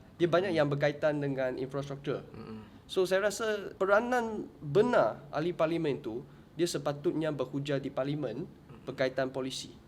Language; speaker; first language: Malay; non-native, local second language; Chinese